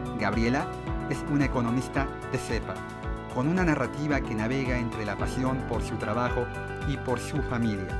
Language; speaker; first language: Spanish; native; Spanish